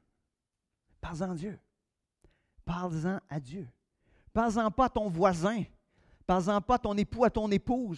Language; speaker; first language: French; native; French